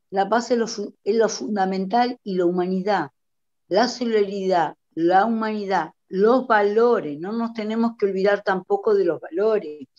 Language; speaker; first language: Spanish; non-native, fluent; Italian